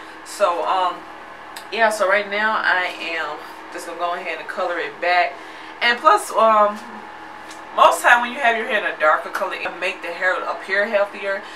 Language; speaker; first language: English; native; English